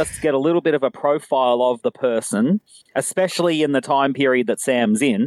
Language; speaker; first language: English; native; English